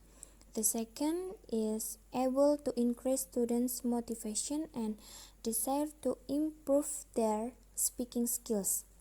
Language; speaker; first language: English; non-native, learner; Indonesian